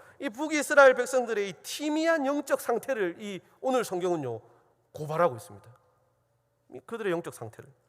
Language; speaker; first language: Korean; native; Korean